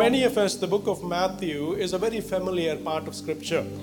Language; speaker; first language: English; non-native, local second language; Tamil